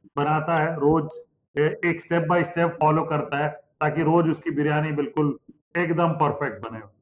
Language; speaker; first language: Hindi; non-native, local second language; Punjabi